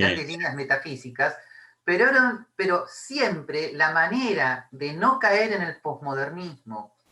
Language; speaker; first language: Spanish; native; Spanish